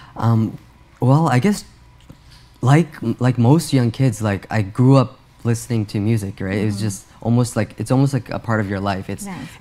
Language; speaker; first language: English; native; English